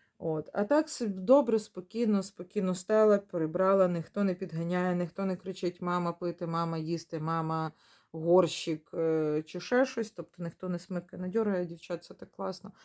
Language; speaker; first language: Ukrainian; non-native, local second language; Russian